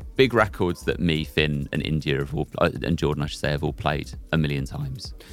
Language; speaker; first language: English; native; English